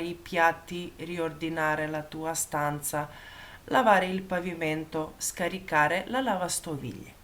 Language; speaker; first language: Italian; non-native, fluent; Macedonian